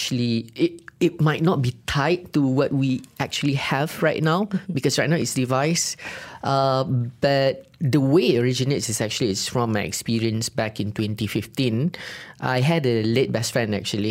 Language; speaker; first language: English; non-native, local second language; Malay